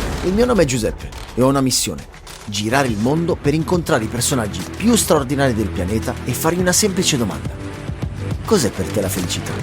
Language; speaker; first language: Italian; native; Italian